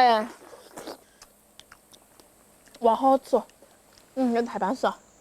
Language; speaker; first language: Chinese; native; Chinese